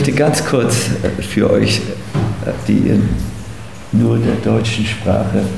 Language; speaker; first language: German; native; German